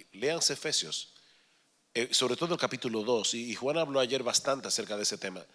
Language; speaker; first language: Spanish; native; Spanish